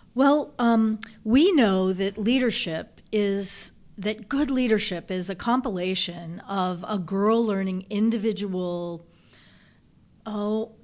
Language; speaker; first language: English; native; English